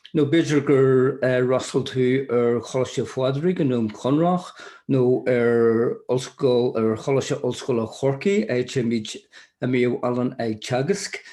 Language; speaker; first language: Irish; non-native, local second language; English